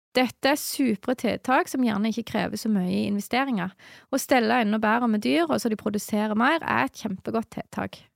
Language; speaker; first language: Norwegian; native; Norwegian